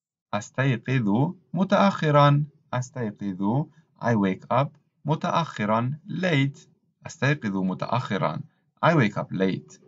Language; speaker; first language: Arabic; non-native, learner; English